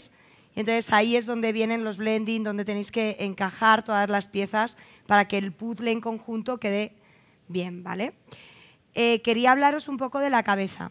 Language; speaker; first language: Spanish; native; Spanish